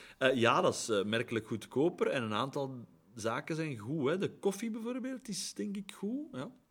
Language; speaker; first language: Dutch; native; Dutch